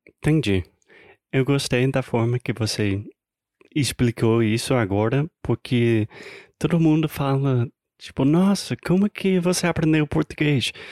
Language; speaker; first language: Portuguese; non-native, fluent; English